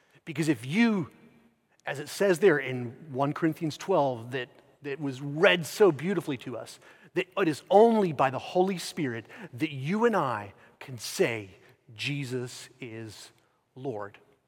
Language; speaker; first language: English; native; English